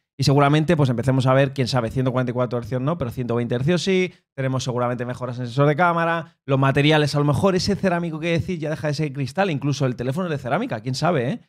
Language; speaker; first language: Spanish; native; Spanish